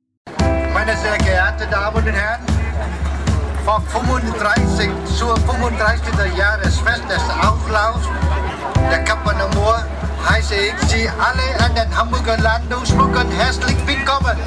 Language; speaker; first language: German; non-native, fluent; Vietnamese